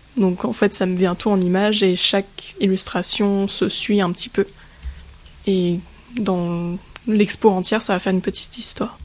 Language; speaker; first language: French; native; French